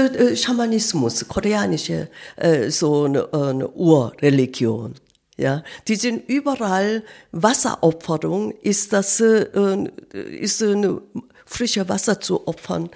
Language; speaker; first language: German; non-native, learner; Korean